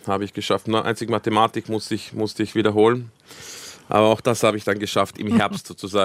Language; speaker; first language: German; early bilingual, other home language; Croatian